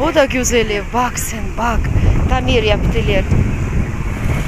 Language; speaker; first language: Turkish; non-native, learner; Russian